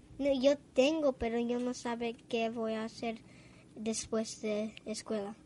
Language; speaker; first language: Spanish; non-native, learner; English